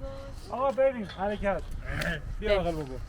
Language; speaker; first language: Persian; native; Persian